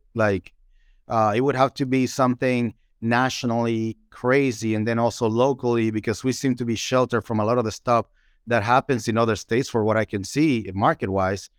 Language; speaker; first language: English; non-native, fluent; Spanish